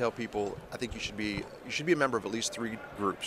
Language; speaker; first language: English; native; English